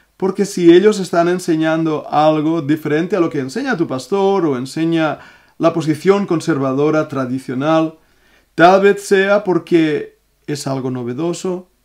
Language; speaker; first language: Spanish; native; Spanish